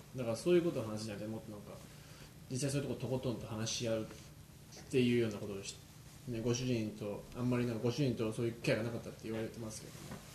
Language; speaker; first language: Japanese; native; Japanese